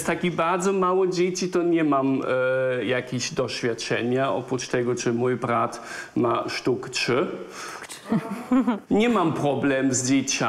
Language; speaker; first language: Polish; non-native, fluent; German